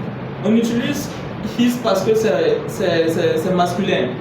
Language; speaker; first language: French; non-native, fluent; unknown